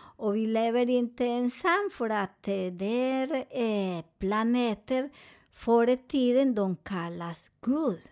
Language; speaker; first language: Swedish; non-native, fluent; Spanish